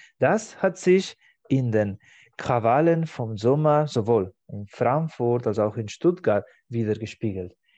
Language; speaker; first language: German; non-native, fluent; Spanish